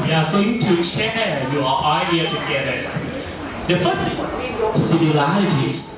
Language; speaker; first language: English; non-native, learner; Thai